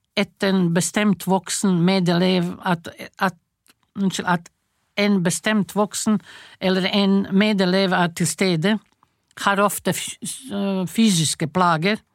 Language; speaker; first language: Norwegian; non-native, fluent; Croatian